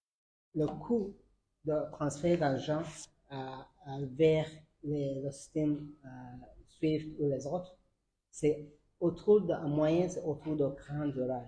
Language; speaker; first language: French; non-native, learner; Arabic